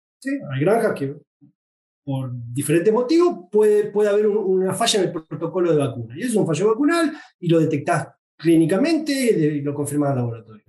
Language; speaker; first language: Spanish; native; Spanish